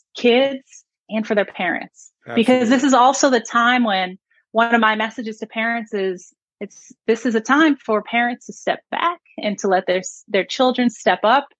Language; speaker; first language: English; native; English